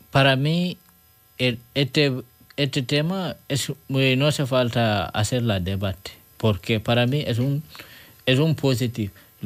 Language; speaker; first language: Spanish; non-native, learner; French